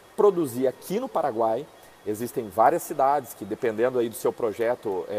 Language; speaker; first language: Portuguese; native; Portuguese